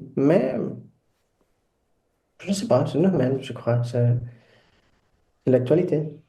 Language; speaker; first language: French; non-native, fluent; Portuguese